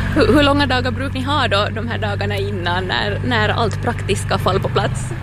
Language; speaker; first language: Swedish; native; Swedish